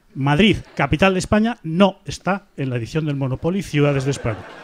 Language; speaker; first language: Spanish; native; Spanish